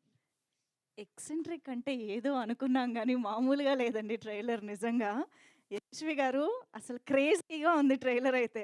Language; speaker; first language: Telugu; native; Telugu